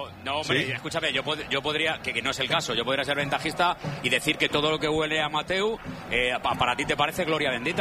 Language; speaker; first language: Spanish; native; Spanish